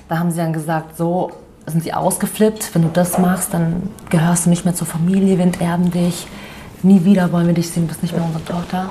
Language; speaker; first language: German; early bilingual, other home language; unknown